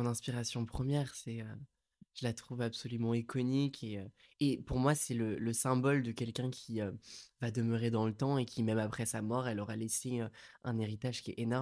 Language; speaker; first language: French; native; French